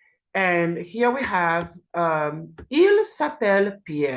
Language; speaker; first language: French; non-native, learner; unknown